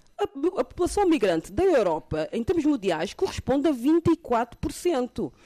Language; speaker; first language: Portuguese; early bilingual, other home language; Kabuverdianu